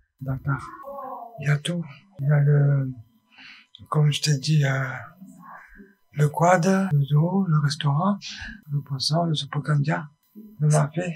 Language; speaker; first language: French; non-native, local second language; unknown